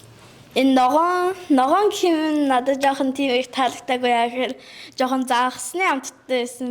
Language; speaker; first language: Mongolian; early bilingual, heritage; Mongolian